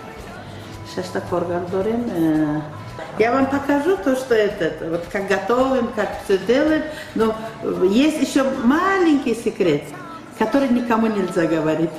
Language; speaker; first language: Russian; non-native, local second language; Tajik